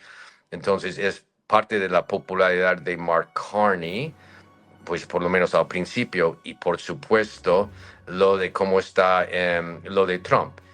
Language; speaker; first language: Spanish; non-native, fluent; English